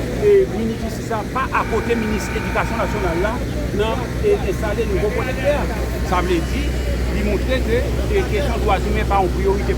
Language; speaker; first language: French; non-native, local second language; Haitian Creole